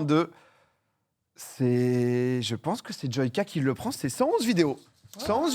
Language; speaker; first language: French; native; French